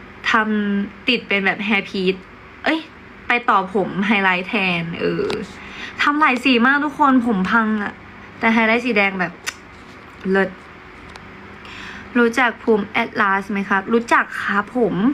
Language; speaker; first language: Thai; native; Thai